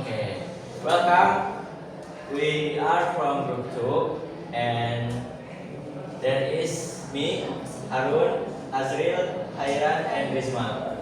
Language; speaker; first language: English; non-native, learner; Indonesian